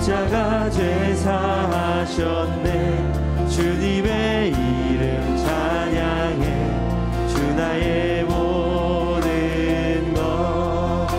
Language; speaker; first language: Korean; native; Korean